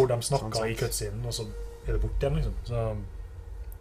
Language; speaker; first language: Norwegian; native; Norwegian